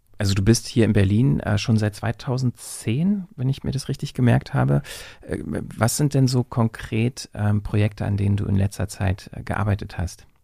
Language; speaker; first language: German; native; German